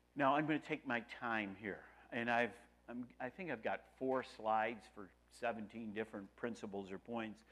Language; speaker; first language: English; native; English